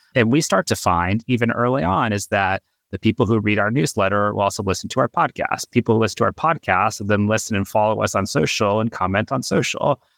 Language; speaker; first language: English; native; English